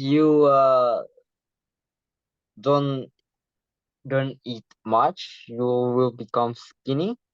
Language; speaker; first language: English; non-native, learner; Vietnamese